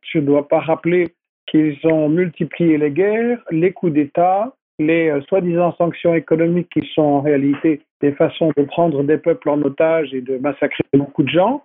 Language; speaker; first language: French; native; French